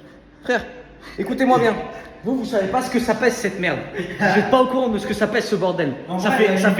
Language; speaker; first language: French; native; French